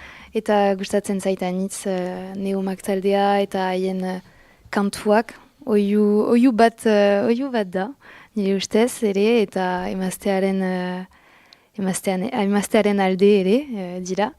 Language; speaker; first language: Basque; non-native, local second language; French